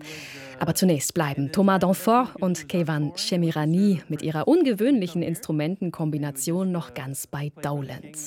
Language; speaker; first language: German; native; German